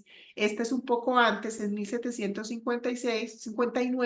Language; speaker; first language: Spanish; native; Spanish